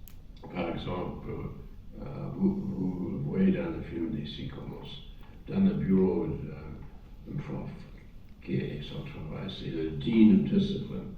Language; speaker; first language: French; non-native, fluent; English